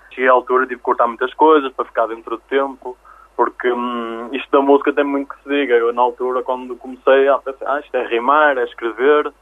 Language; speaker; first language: Portuguese; early bilingual, other home language; French